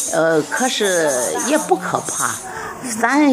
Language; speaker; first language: Chinese; native; Chinese